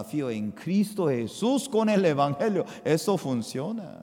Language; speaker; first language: Spanish; non-native, fluent; Korean